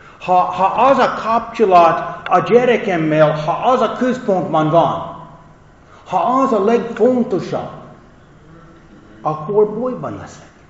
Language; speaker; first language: Hungarian; non-native, fluent; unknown